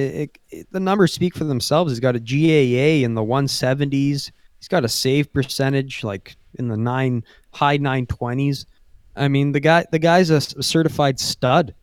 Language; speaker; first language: English; native; English